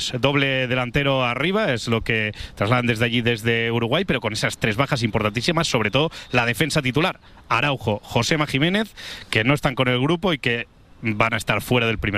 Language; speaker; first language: Spanish; native; Spanish